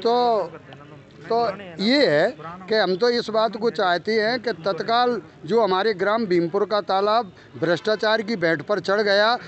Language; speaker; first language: Hindi; native; Hindi